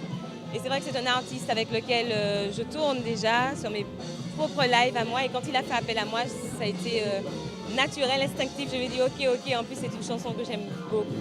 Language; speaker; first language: French; native; French